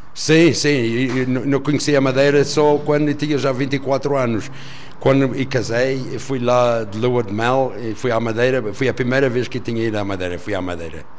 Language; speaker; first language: Portuguese; native; Portuguese